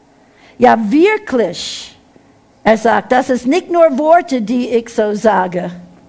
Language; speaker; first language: German; non-native, fluent; English